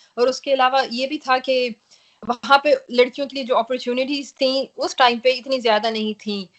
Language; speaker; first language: Urdu; native; Urdu